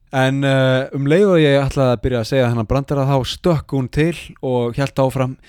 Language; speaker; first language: Icelandic; native; Icelandic